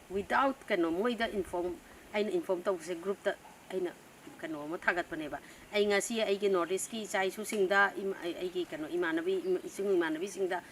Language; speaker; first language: Manipuri; native; Manipuri